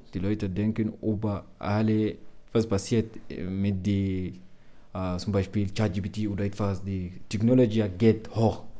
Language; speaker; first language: German; non-native, learner; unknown